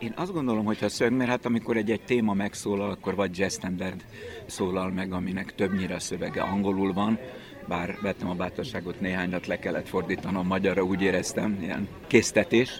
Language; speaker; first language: Hungarian; native; Hungarian